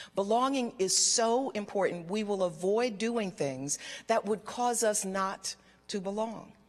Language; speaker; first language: English; native; English